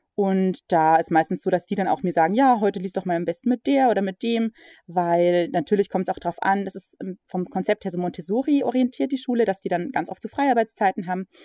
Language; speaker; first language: German; early bilingual, other home language; English